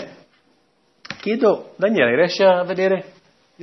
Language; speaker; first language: Italian; non-native, fluent; English